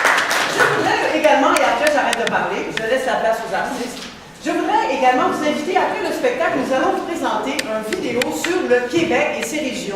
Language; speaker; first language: French; native; French